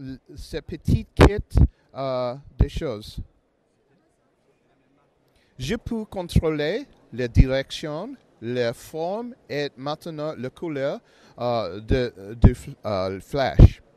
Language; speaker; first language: French; non-native, learner; English